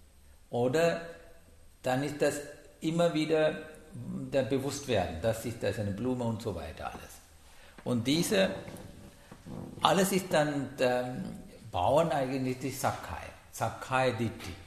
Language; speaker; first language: German; non-native, learner; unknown